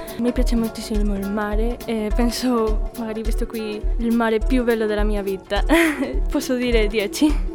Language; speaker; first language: Italian; non-native, fluent; Spanish